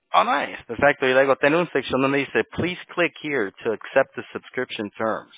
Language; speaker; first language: Spanish; early bilingual, heritage; Spanish